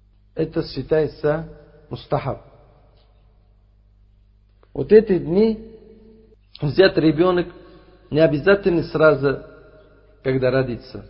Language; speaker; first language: Russian; non-native, fluent; Uzbek